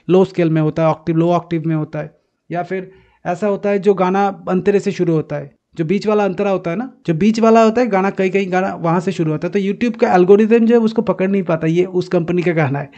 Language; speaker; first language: Hindi; non-native, local second language; Bangla